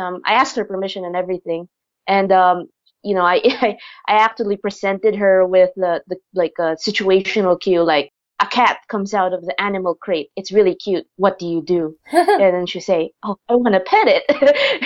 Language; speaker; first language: English; non-native, local second language; Filipino